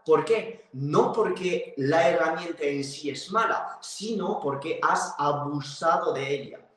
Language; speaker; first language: Spanish; non-native, fluent; French